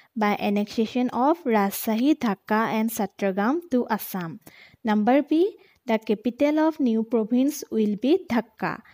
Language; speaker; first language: English; non-native, local second language; Assamese